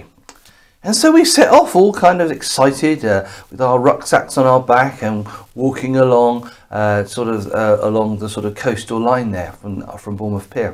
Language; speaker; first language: English; native; English